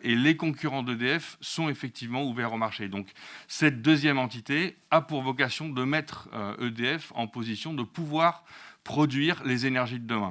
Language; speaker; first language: French; native; French